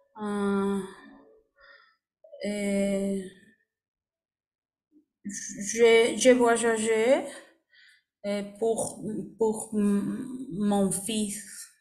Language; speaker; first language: French; non-native, learner; Spanish